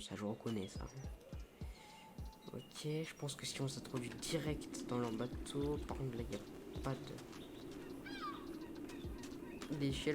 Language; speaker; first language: French; native; French